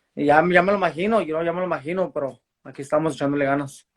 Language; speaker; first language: Spanish; early bilingual, heritage; Spanish